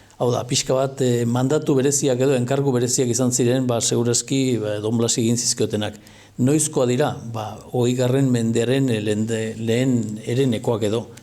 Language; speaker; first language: Basque; native; Basque